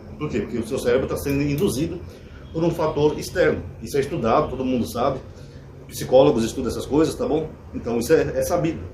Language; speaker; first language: Portuguese; native; Portuguese